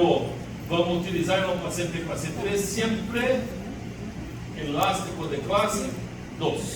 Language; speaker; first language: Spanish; non-native, learner; Portuguese